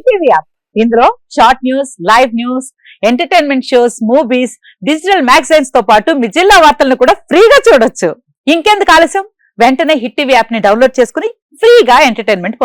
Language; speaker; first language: Telugu; native; Telugu